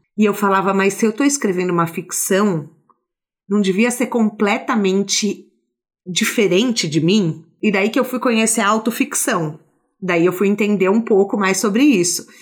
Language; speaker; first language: Portuguese; native; Portuguese